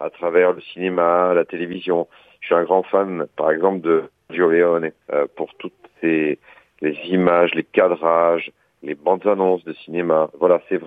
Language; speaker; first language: French; native; French